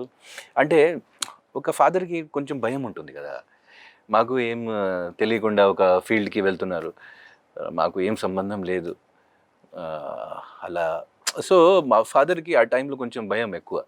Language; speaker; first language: Telugu; non-native, local second language; Hindi